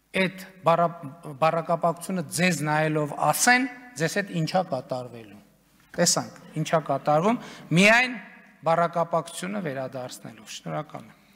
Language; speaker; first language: Armenian; native; Armenian